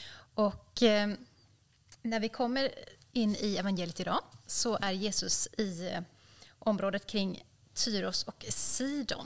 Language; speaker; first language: Swedish; native; Swedish